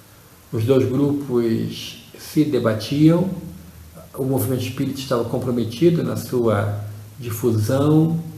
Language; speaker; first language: Portuguese; native; Portuguese